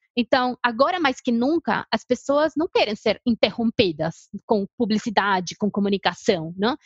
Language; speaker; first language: Portuguese; non-native, fluent; Spanish